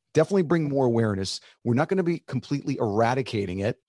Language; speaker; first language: English; early bilingual, other home language; Spanish